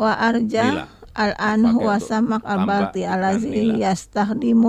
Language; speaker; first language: Arabic; non-native, fluent; Indonesian